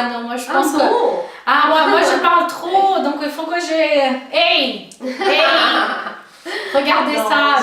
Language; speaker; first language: French; non-native, fluent; Portuguese